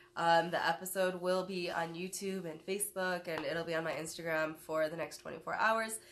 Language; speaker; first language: English; native; English